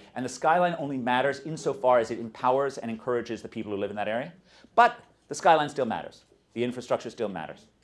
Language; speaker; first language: English; native; English